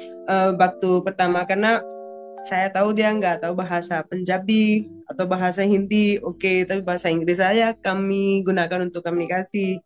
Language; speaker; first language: Indonesian; non-native, fluent; Punjabi